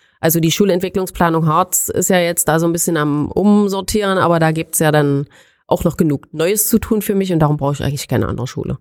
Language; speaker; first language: German; native; German